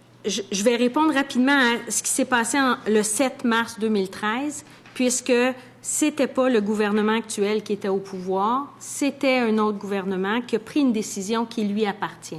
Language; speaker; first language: French; native; French